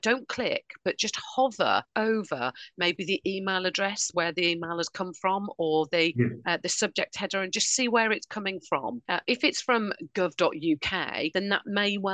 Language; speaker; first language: English; native; English